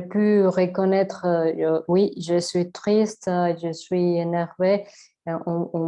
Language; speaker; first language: French; non-native, learner; Spanish